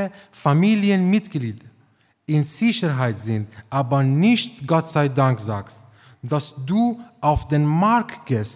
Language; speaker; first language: German; non-native, fluent; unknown